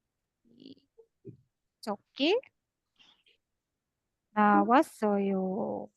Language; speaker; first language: Korean; non-native, learner; Indonesian